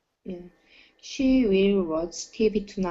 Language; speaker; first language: English; non-native, learner; Korean